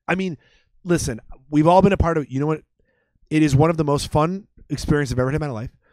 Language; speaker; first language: English; native; English